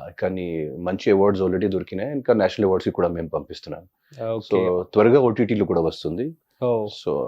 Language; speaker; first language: Telugu; non-native, local second language; Hindi